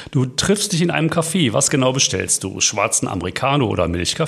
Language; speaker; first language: German; native; German